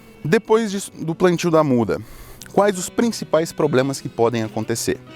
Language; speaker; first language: Portuguese; native; Portuguese